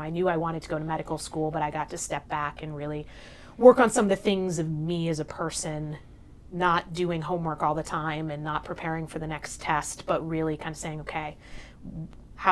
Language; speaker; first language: English; native; English